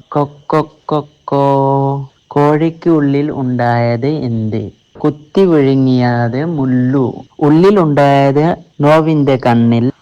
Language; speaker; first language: Malayalam; non-native, fluent; Assamese